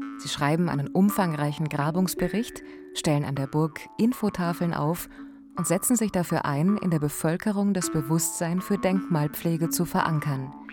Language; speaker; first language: German; native; German